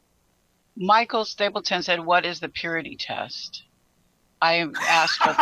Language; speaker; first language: English; native; English